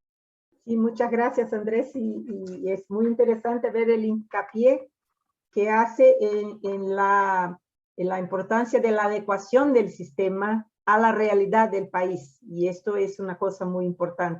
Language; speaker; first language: Spanish; non-native, fluent; Portuguese